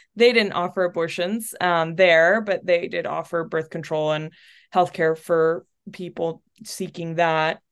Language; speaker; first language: English; early bilingual, other home language; Spanish